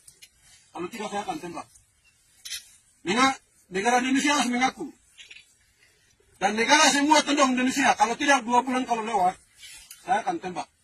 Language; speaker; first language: Indonesian; non-native, local second language; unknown